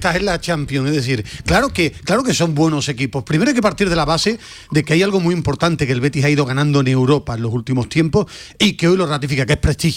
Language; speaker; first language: Spanish; native; Spanish